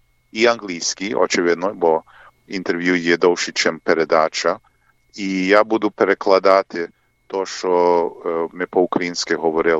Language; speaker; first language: Ukrainian; early bilingual, heritage; English